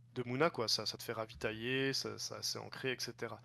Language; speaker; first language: French; native; French